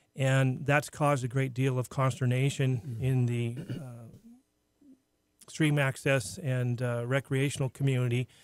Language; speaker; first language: English; native; English